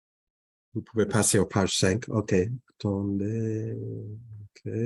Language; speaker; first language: French; non-native, fluent; English